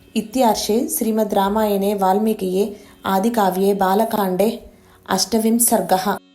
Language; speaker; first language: Telugu; native; Telugu